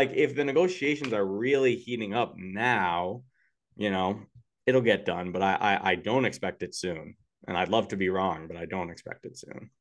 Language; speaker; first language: English; native; English